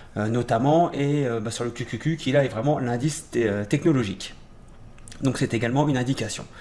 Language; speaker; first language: French; native; French